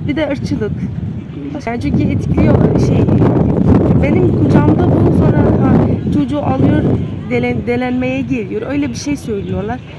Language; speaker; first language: Turkish; non-native, learner; Arabic